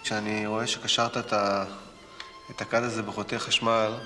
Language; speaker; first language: Hebrew; native; Hebrew